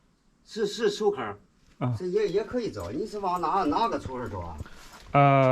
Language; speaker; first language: Chinese; native; Chinese